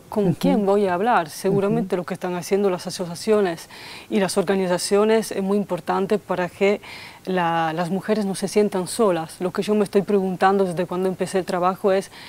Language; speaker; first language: Spanish; non-native, fluent; Italian